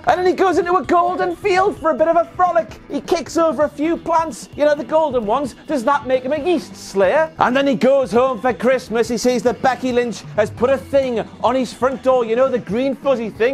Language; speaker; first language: English; native; English